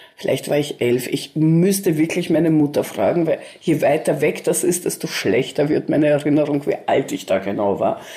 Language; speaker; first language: German; early bilingual, other home language; Russian